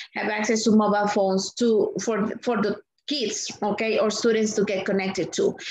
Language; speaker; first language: English; non-native, fluent; Spanish